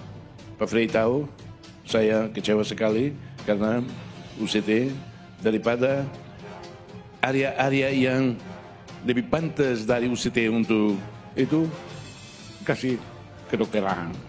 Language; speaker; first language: Indonesian; non-native, fluent; Tetum